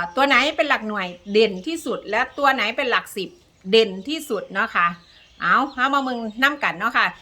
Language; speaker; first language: Thai; native; Thai